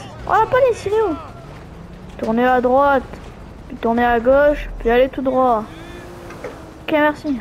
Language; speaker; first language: French; native; French